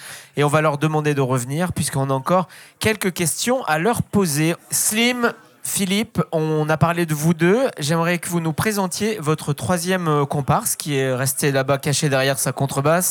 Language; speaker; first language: French; native; French